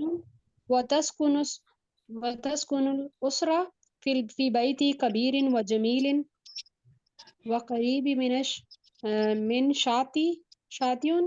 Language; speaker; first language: Arabic; non-native, learner; Urdu